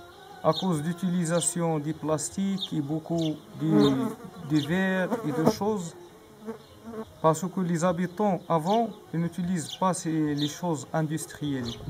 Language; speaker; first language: French; non-native, learner; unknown